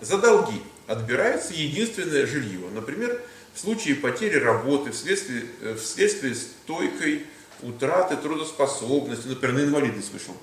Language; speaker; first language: Russian; native; Russian